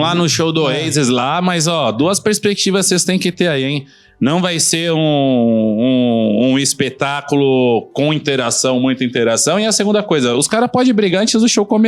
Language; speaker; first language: Portuguese; native; Portuguese